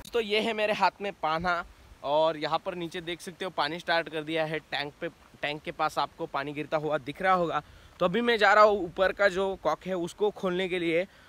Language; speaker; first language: Hindi; non-native, local second language; Marathi